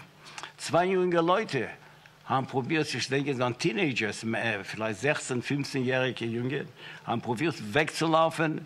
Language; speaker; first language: German; non-native, fluent; Yiddish